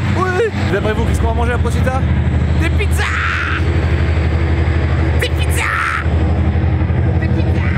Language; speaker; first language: French; native; French